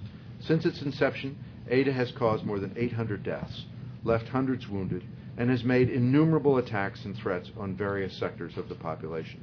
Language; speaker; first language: English; native; English